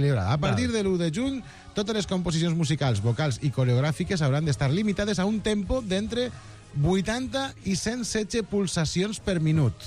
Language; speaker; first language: Catalan; native; Catalan